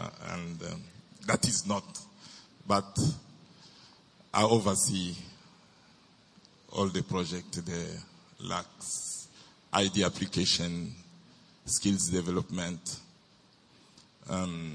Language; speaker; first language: English; non-native, fluent; French